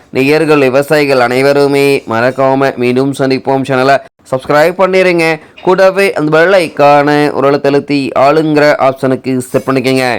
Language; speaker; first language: Tamil; native; Tamil